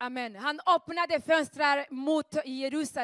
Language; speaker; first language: Swedish; non-native, fluent; Rundi